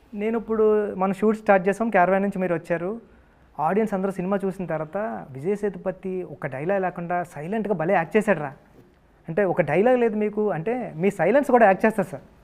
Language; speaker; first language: Telugu; native; Telugu